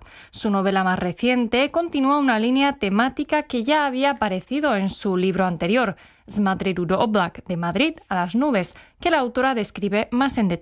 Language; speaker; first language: Spanish; non-native, learner; Czech